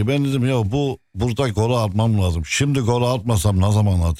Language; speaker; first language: Turkish; early bilingual, heritage; Turkish